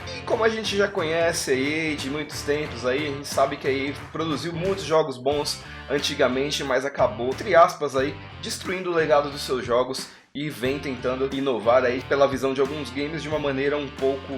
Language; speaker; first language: Portuguese; native; Portuguese